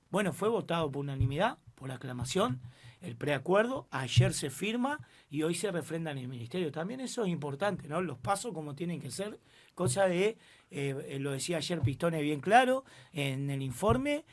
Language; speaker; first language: Spanish; native; Spanish